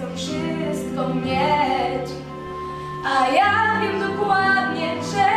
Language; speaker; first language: Polish; native; Polish